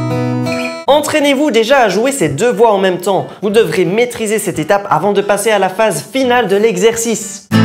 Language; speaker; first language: French; native; French